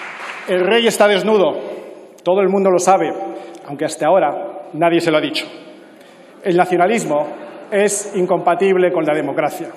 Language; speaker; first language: Spanish; native; Spanish